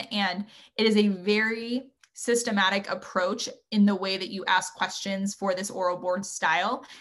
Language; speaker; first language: English; native; English